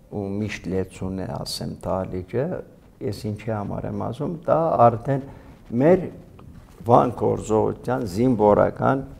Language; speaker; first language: Armenian; early bilingual, heritage; Armenian